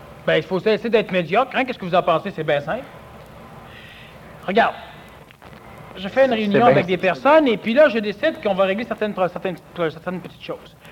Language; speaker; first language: French; native; French